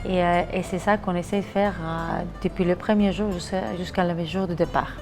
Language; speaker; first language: French; non-native, fluent; Greek